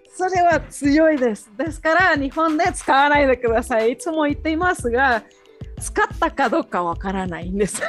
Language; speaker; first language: Japanese; non-native, fluent; Spanish